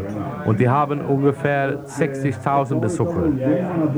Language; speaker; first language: German; non-native, learner; Swedish